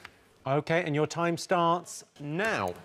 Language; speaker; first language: English; native; English